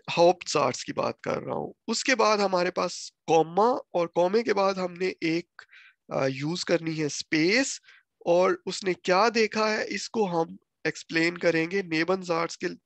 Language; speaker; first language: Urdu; non-native, local second language; Punjabi